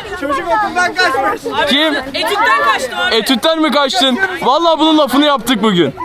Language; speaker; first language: Turkish; native; Turkish